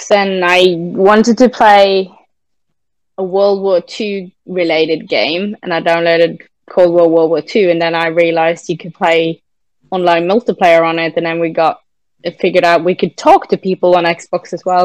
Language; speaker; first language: English; non-native, fluent; Norwegian